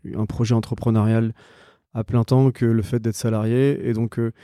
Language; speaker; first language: French; native; French